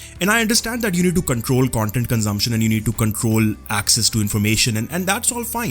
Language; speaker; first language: English; non-native, local second language; Urdu